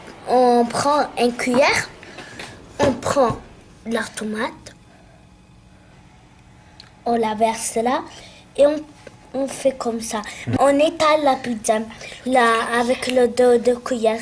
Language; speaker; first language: French; non-native, learner; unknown